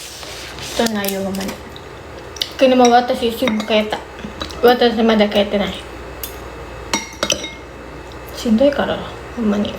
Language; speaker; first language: Japanese; non-native, learner; Indonesian